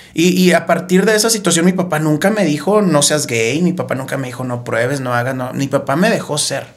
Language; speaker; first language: Spanish; native; Spanish